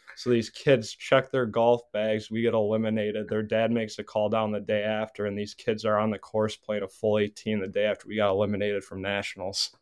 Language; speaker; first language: English; native; English